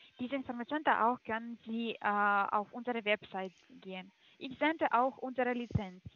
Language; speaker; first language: German; non-native, learner; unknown